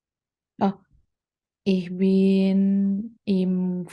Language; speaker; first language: German; non-native, learner; Indonesian